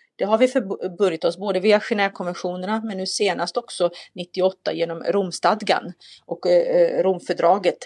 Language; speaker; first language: Swedish; native; Swedish